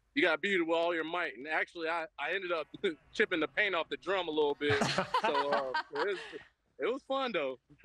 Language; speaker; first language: English; native; English